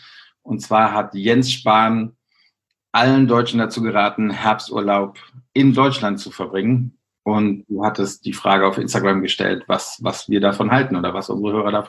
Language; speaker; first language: German; native; German